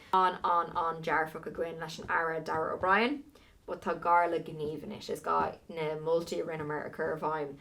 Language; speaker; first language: Irish; non-native, local second language; English